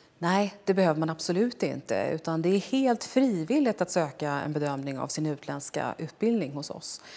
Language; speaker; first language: Swedish; native; Swedish